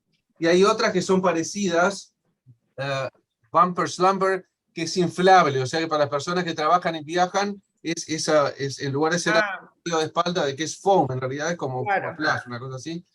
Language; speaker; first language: Spanish; native; Spanish